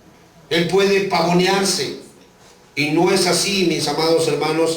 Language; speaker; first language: Spanish; native; Spanish